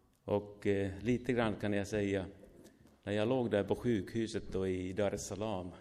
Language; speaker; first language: Swedish; non-native, fluent; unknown